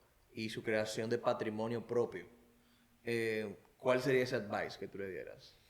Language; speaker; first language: Spanish; native; Spanish